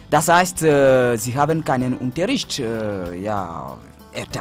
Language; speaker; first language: German; non-native, fluent; French